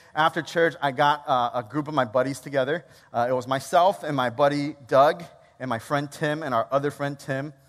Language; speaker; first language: English; native; English